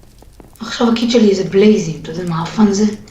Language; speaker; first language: Hebrew; native; Hebrew